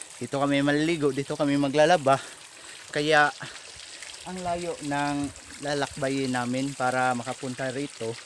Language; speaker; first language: Filipino; non-native, local second language; Cebuano